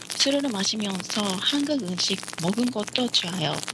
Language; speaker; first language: Korean; non-native, learner; Japanese